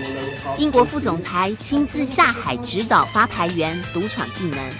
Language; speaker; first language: Chinese; native; Chinese